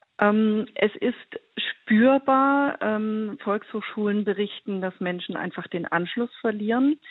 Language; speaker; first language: German; native; German